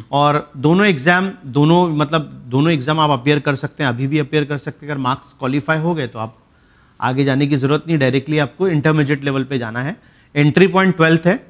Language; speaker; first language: Hindi; native; Hindi